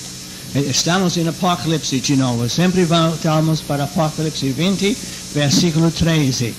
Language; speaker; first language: Portuguese; non-native, fluent; English